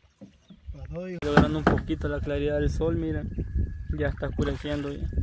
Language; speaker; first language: Spanish; native; Spanish